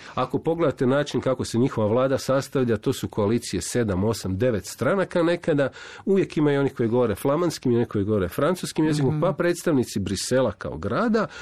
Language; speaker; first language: Croatian; native; Croatian